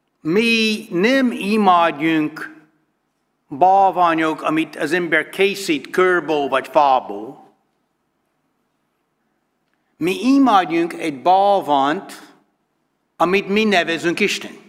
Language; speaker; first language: Hungarian; non-native, learner; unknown